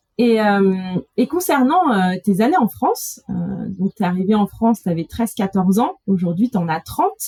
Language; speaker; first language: French; early bilingual, other home language; Malagasy